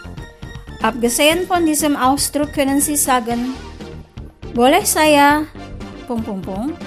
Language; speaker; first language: German; non-native, fluent; Indonesian